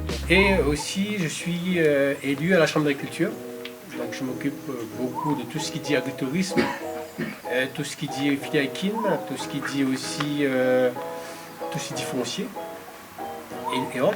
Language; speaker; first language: French; native; French